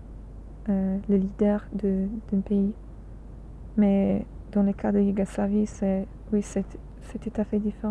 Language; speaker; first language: French; non-native, learner; English